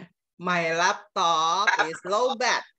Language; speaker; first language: English; non-native, fluent; Indonesian